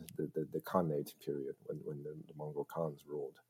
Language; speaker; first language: English; early bilingual, other home language; Chinese